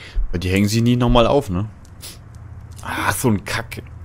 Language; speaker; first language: German; native; German